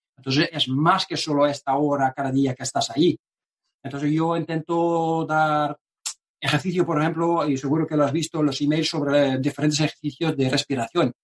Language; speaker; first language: Spanish; non-native, fluent; Dutch